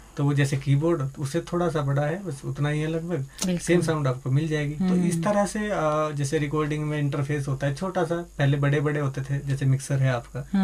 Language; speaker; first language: Hindi; native; Hindi